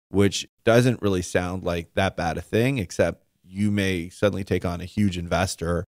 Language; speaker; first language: English; native; English